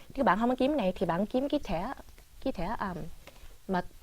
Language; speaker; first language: Vietnamese; early bilingual, other home language; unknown